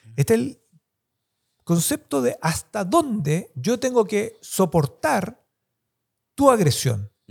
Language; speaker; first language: Spanish; native; Spanish